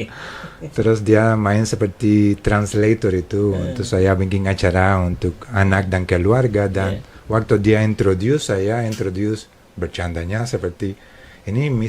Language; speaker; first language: Indonesian; non-native, fluent; Spanish